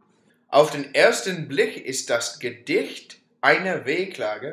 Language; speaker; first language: German; non-native, learner; English